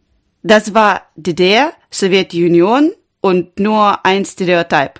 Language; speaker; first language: German; non-native, learner; Ukrainian